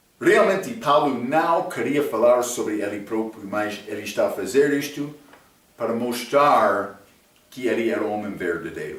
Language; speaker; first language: Portuguese; non-native, fluent; English